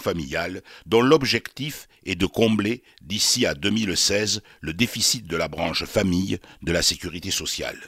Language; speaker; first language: French; native; French